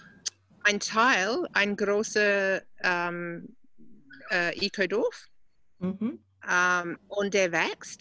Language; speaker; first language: German; non-native, fluent; English